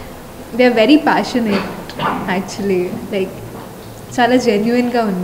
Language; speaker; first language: Telugu; non-native, fluent; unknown